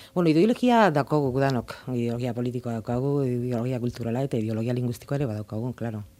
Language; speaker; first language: Basque; native; Basque